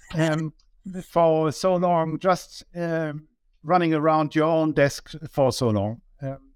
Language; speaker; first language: English; non-native, fluent; German